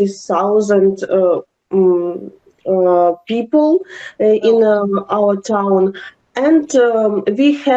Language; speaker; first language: English; non-native, learner; Ukrainian